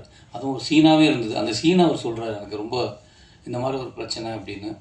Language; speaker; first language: Tamil; native; Tamil